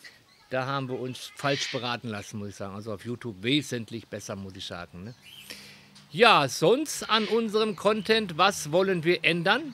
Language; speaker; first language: German; native; German